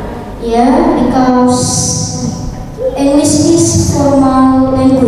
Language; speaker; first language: English; non-native, learner; Indonesian